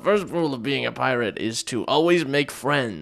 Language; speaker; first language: English; native; English